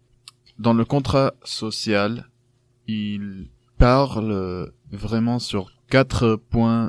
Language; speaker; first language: French; non-native, fluent; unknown